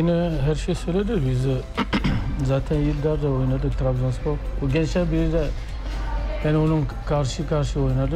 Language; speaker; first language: Turkish; non-native, learner; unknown